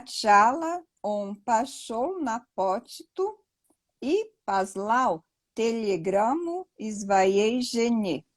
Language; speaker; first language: Russian; non-native, learner; Portuguese